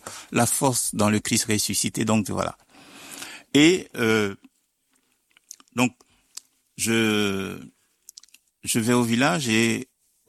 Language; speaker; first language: French; non-native, local second language; Baoulé